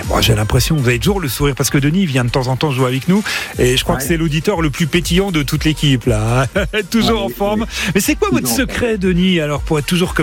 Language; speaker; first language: French; native; French